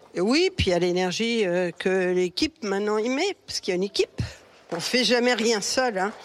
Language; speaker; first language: French; early bilingual, other home language; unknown